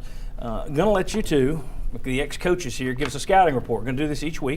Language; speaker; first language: English; native; English